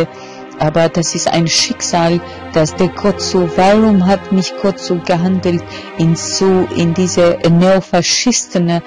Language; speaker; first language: German; non-native, fluent; Albanian